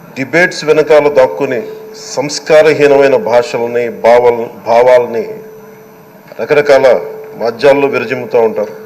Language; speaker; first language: Telugu; native; Telugu